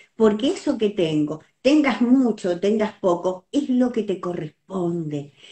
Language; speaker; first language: Spanish; native; Spanish